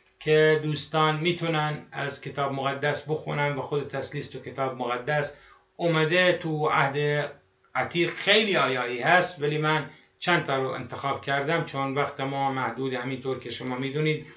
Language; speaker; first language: Persian; non-native, fluent; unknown